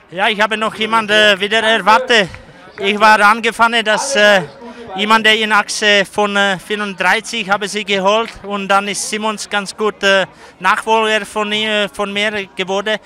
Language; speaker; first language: German; non-native, learner; Czech